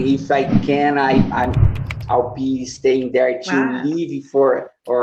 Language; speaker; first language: English; non-native, learner; Portuguese